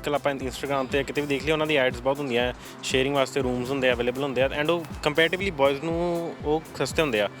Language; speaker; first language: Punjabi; native; Punjabi